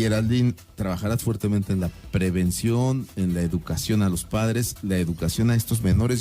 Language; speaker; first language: Spanish; native; Spanish